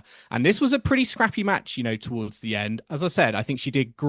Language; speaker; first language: English; native; English